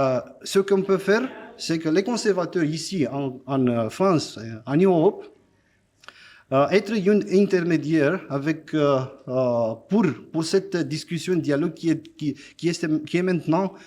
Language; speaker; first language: French; non-native, fluent; Romanian